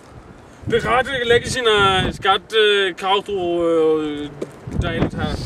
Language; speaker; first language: Norwegian; non-native, learner; Swedish